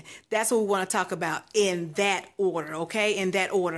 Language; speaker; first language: English; native; English